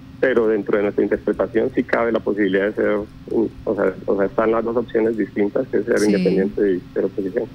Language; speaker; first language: Spanish; native; Spanish